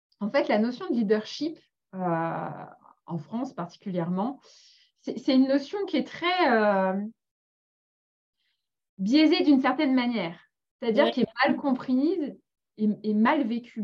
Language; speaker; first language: French; native; French